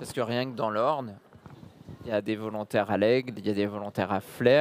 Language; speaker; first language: French; native; French